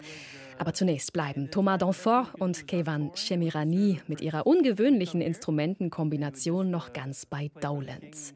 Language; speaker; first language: German; native; German